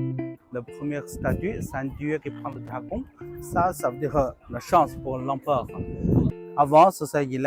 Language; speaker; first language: French; non-native, learner; Chinese